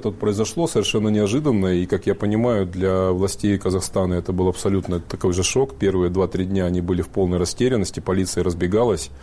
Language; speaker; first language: Russian; native; Russian